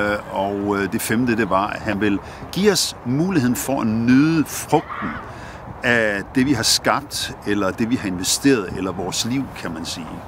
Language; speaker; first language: Danish; native; Danish